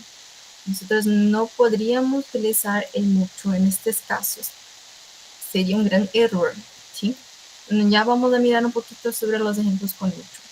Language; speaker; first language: Spanish; non-native, fluent; Portuguese